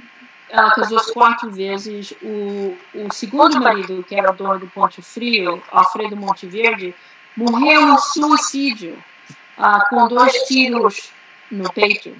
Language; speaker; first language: Portuguese; early bilingual, heritage; Portuguese